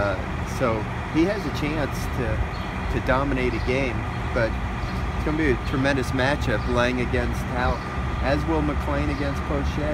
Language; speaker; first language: English; native; English